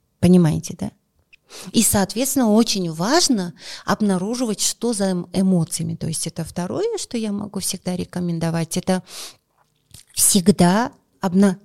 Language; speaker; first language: Russian; non-native, local second language; Kazakh